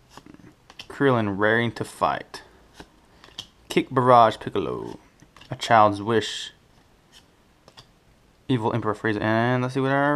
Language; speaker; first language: English; native; English